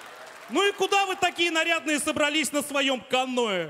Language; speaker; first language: Russian; native; Russian